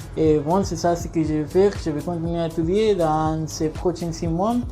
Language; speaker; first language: French; non-native, learner; Spanish